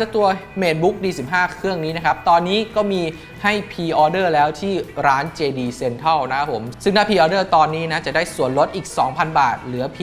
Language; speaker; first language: Thai; native; Thai